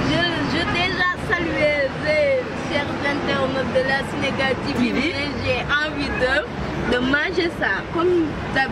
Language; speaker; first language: French; non-native, learner; Wolof